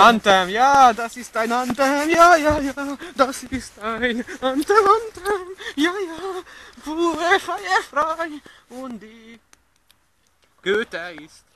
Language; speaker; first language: German; non-native, learner; Hungarian